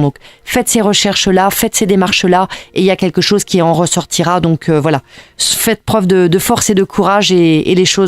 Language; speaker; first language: French; native; French